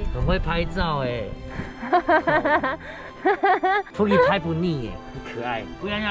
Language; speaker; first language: Chinese; native; Chinese